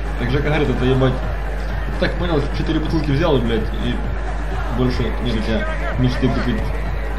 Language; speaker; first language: Russian; native; Russian